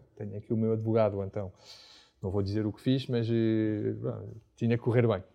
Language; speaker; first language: Portuguese; non-native, fluent; French